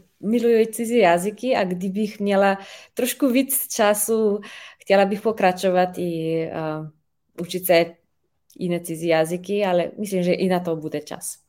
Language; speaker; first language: Czech; non-native, fluent; Slovenian